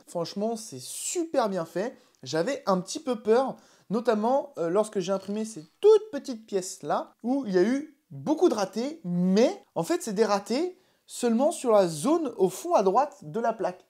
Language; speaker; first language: French; native; French